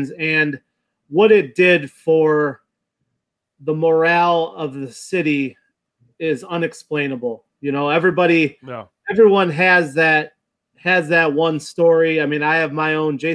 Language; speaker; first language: English; native; English